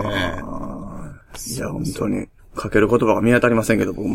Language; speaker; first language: Japanese; native; Japanese